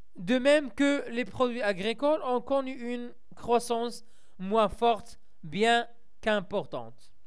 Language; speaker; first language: French; non-native, local second language; Arabic